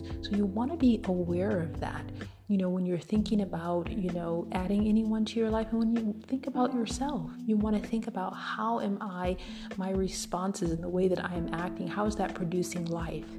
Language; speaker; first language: English; native; English